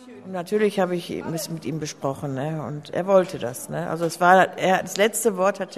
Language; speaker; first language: German; native; German